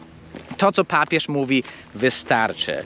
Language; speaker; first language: Polish; non-native, fluent; English